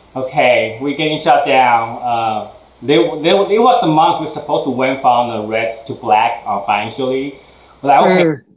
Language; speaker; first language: English; early bilingual, other home language; Chinese